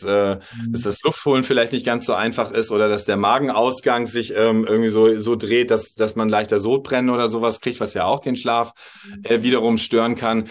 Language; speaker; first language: German; native; German